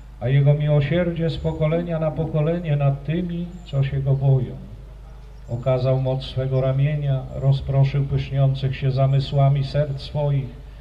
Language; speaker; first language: Polish; native; Polish